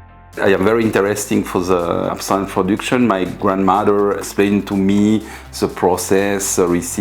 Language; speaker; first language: English; non-native, learner; French